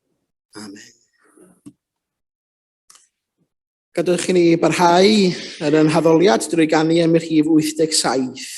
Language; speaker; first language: Welsh; native; Welsh